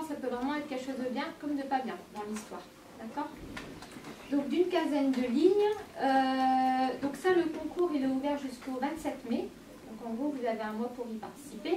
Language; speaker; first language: French; native; French